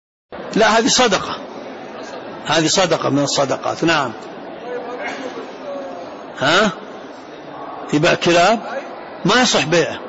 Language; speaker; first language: Arabic; native; Arabic